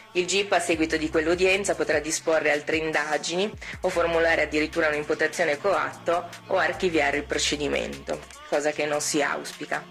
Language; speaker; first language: Italian; native; Italian